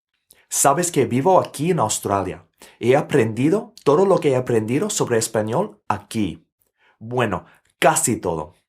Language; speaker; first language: Spanish; non-native, fluent; English